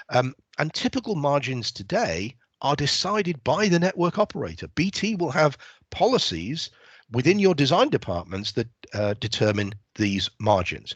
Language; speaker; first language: English; native; English